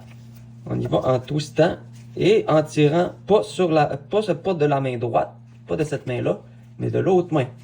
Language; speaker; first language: French; native; French